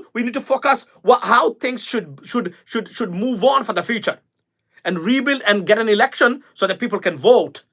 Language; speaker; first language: English; non-native, local second language; Bangla